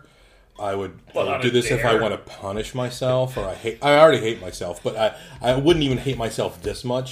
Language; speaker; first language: English; native; English